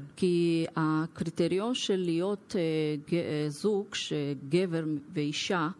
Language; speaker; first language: Hebrew; non-native, fluent; Russian